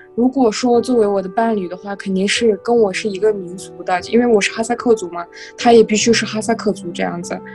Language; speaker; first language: Chinese; non-native, local second language; Kazakh